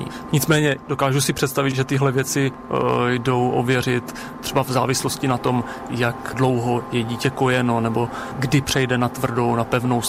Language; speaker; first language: Czech; native; Czech